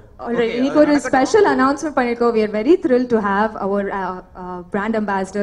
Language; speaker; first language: Tamil; native; Tamil